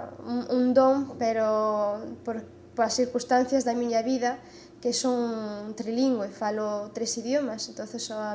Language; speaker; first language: Galician; non-native, fluent; French